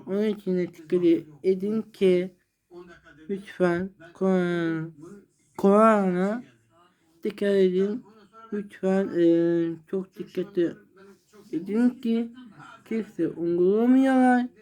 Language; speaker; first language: Turkish; non-native, learner; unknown